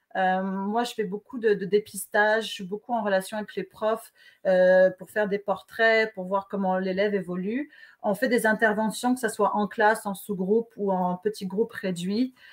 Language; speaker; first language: French; native; French